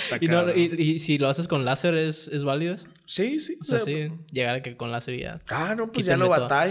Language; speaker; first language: Spanish; native; Spanish